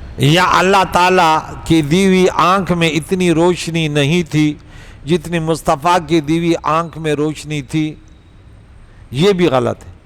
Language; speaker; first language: Urdu; non-native, local second language; Pashto